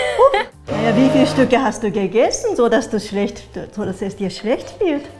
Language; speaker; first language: German; non-native, fluent; Japanese